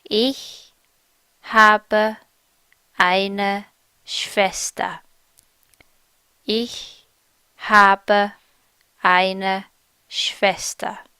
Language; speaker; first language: German; non-native, fluent; English